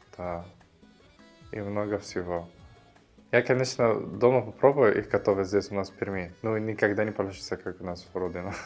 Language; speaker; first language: Russian; non-native, fluent; Arabic